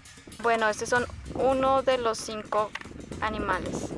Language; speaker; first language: Spanish; native; Spanish